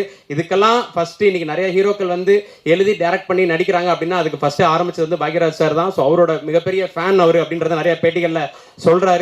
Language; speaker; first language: Tamil; native; Tamil